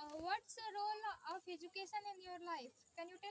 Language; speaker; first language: English; non-native, learner; Hindi